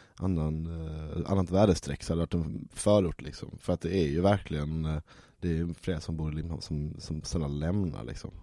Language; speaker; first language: Swedish; native; Swedish